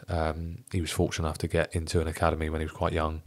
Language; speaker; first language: English; native; English